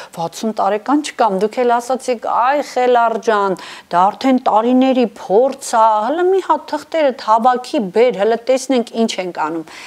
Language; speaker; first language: Armenian; native; Armenian